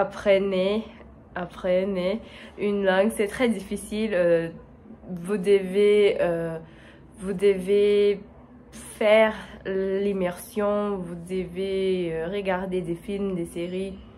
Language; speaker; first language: French; non-native, learner; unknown